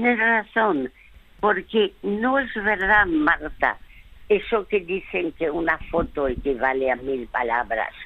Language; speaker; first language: Spanish; early bilingual, other home language; French